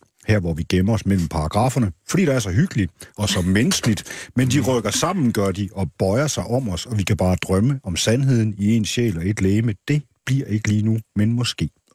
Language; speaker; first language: Danish; native; Danish